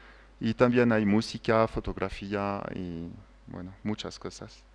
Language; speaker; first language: Spanish; non-native, fluent; French